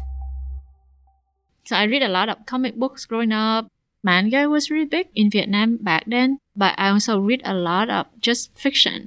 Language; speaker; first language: English; non-native, fluent; Vietnamese